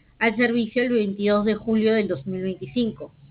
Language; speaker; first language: Spanish; native; Spanish